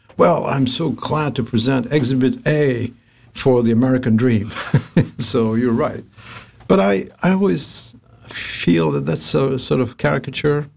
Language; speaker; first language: English; non-native, fluent; Arabic